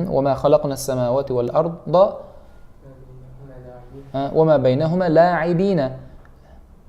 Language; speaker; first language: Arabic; non-native, fluent; Uzbek